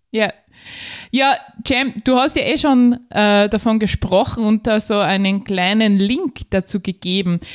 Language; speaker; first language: German; native; German